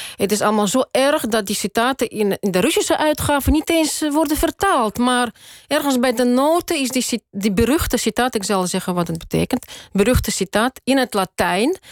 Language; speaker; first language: Dutch; non-native, fluent; Russian